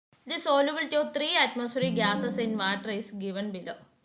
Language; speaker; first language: English; non-native, local second language; Malayalam